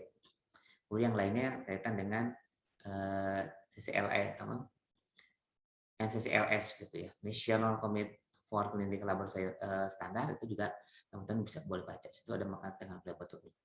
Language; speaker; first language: Indonesian; native; Indonesian